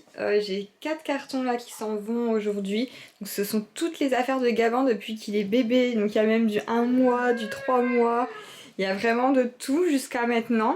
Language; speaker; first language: French; native; French